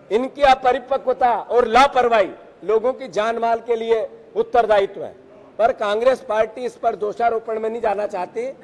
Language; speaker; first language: Hindi; native; Hindi